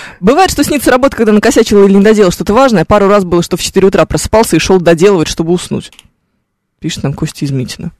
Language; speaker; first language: Russian; native; Russian